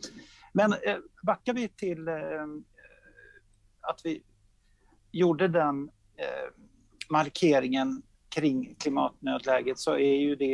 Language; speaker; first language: Swedish; native; Swedish